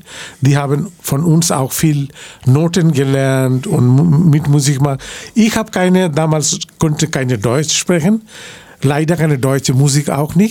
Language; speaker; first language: German; non-native, learner; Bangla